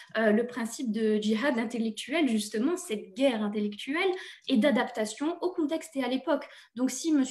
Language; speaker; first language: French; native; French